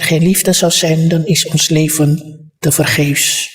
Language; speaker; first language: Dutch; early bilingual, other home language; Malay